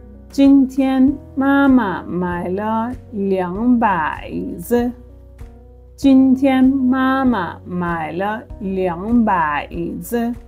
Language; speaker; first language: Chinese; non-native, fluent; Persian